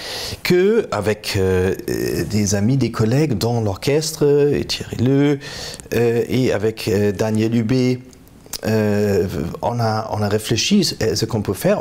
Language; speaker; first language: French; non-native, fluent; German